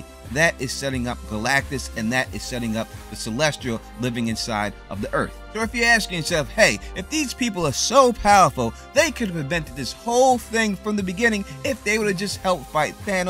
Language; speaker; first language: English; native; English